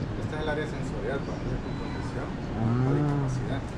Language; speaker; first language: Spanish; native; Spanish